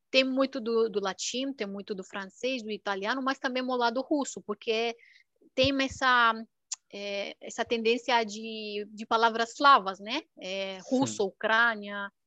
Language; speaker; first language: Portuguese; non-native, fluent; Romanian